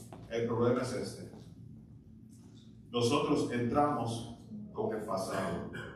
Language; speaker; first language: Spanish; early bilingual, heritage; Spanish